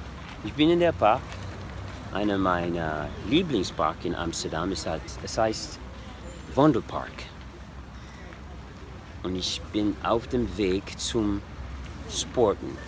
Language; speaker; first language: German; non-native, learner; French